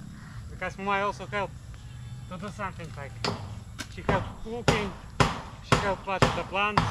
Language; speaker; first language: English; non-native, learner; Russian